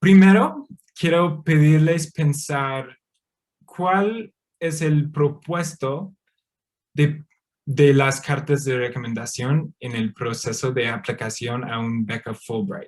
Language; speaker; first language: Spanish; non-native, fluent; English